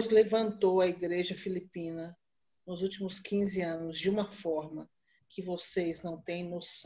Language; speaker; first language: Portuguese; native; Portuguese